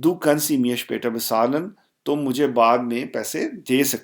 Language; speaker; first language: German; non-native, fluent; Urdu